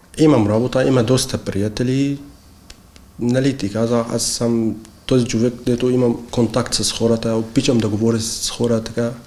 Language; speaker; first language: Bulgarian; non-native, learner; Arabic